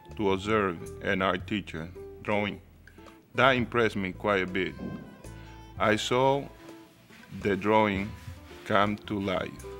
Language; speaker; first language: English; non-native, fluent; Spanish